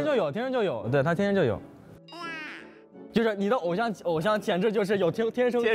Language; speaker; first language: Chinese; native; Chinese